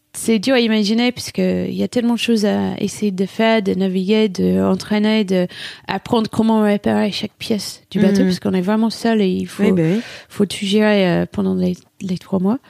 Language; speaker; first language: French; non-native, fluent; English